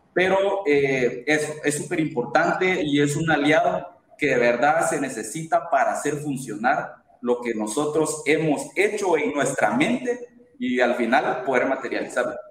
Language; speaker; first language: Spanish; native; Spanish